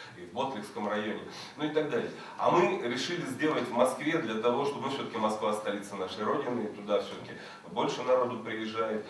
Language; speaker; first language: Russian; native; Russian